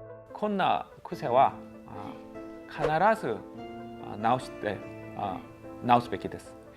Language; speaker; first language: Japanese; non-native, learner; Korean